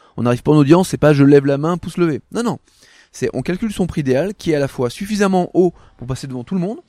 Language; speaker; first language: French; native; French